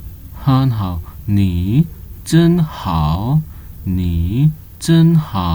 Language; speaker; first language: Chinese; non-native, fluent; Nepali